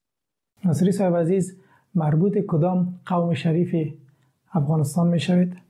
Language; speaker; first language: Persian; native; Persian